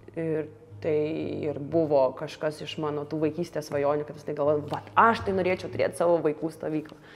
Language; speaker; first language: Lithuanian; early bilingual, other home language; Russian